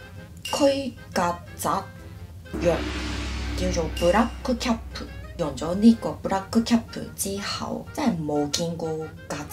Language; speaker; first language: Cantonese; non-native, fluent; Japanese